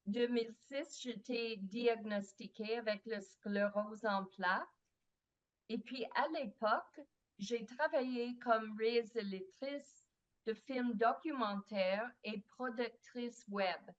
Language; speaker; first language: French; non-native, fluent; English